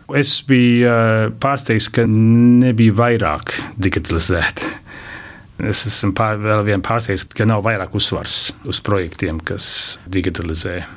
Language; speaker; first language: Latvian; early bilingual, heritage; Latvian